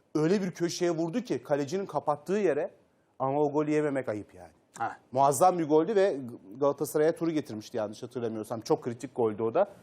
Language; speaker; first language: Turkish; native; Turkish